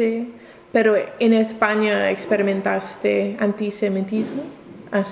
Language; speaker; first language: Spanish; non-native, learner; English